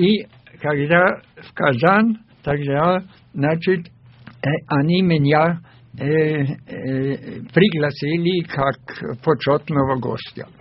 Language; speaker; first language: Russian; non-native, fluent; German